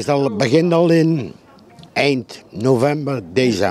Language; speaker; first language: Dutch; native; Dutch